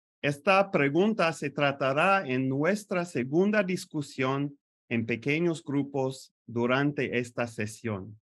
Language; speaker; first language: Spanish; non-native, fluent; French